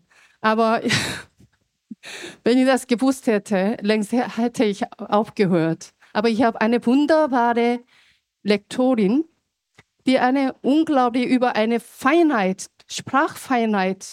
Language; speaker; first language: German; non-native, fluent; Korean